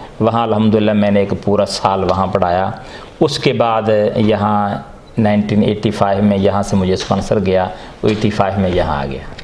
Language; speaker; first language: Urdu; non-native, local second language; Punjabi